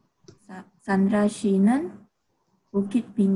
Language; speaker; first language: Korean; non-native, learner; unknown